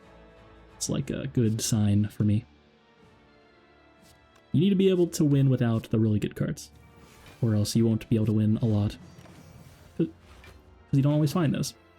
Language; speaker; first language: English; native; English